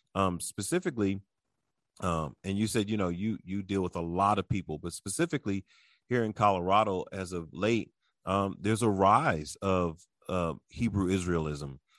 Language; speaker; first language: English; early bilingual, other home language; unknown